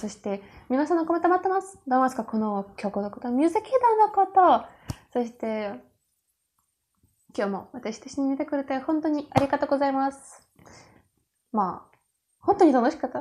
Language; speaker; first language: Japanese; non-native, learner; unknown